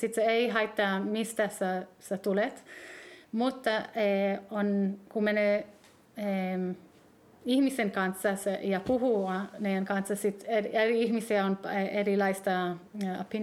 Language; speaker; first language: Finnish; early bilingual, heritage; Hebrew